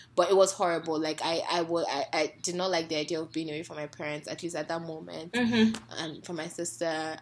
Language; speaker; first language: English; non-native, local second language; Yoruba